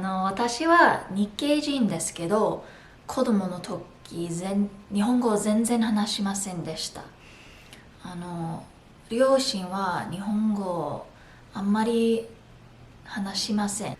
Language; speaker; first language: Japanese; non-native, fluent; English